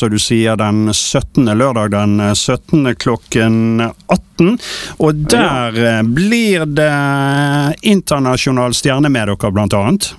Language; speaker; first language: Norwegian; native; Norwegian